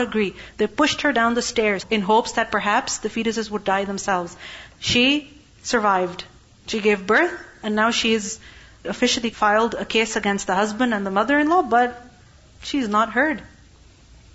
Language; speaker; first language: English; non-native, local second language; Urdu